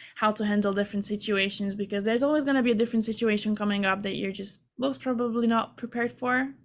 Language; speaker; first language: English; non-native, fluent; Hungarian